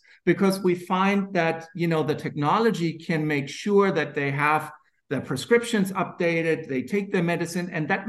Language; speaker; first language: English; non-native, fluent; German